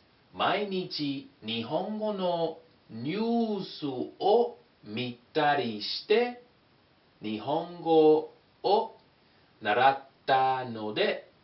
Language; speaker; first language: Japanese; non-native, fluent; English